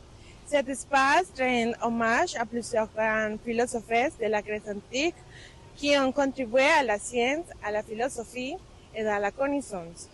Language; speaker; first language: French; non-native, learner; Spanish